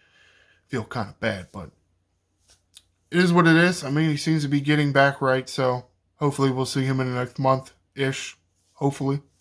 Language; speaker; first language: English; native; English